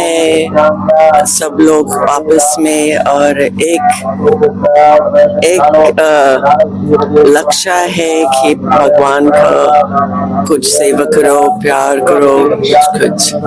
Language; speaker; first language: Hindi; non-native, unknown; English